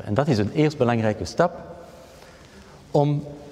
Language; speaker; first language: Dutch; non-native, fluent; French